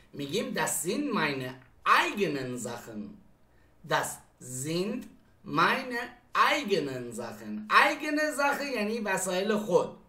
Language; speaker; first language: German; non-native, fluent; Persian